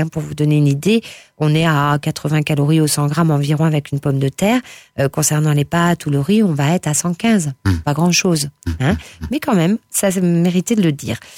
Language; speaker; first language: French; native; French